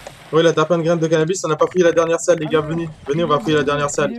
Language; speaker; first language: French; native; French